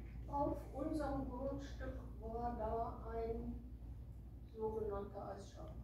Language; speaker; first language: German; early bilingual, heritage; German